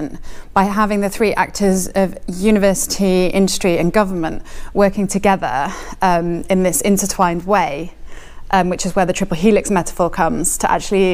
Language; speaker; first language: English; native; English